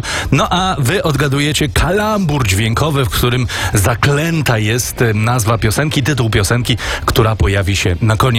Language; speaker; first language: Polish; native; Polish